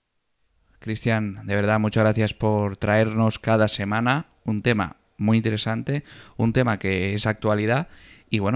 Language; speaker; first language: Spanish; native; Spanish